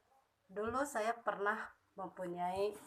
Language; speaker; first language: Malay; non-native, local second language; Sundanese